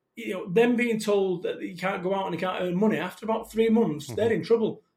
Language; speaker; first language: English; native; English